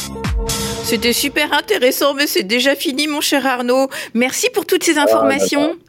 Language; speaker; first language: French; native; French